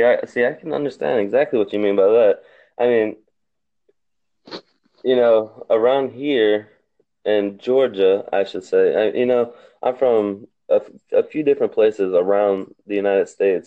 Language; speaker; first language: English; native; English